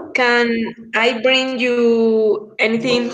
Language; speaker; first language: English; non-native, learner; Spanish